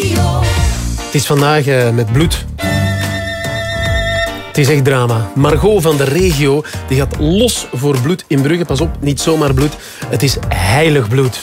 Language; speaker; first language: Dutch; native; Dutch